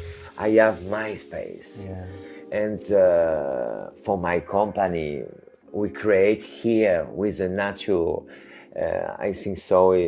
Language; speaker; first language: English; non-native, learner; French